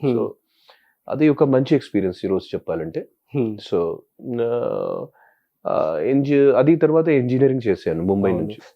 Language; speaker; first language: Telugu; non-native, local second language; Hindi